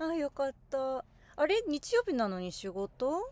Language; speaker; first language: Japanese; non-native, fluent; English